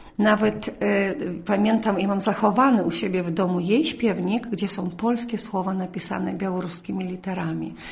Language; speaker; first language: Polish; early bilingual, heritage; Polish